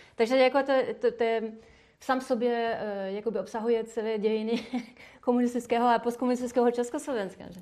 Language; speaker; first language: Czech; non-native, fluent; French